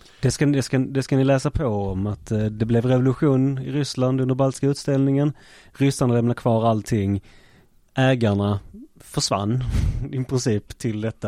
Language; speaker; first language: Swedish; native; Swedish